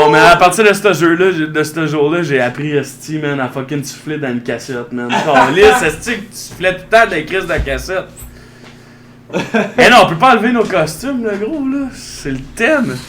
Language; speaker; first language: French; native; French